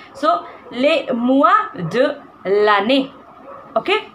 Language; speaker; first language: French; non-native, fluent; Hindi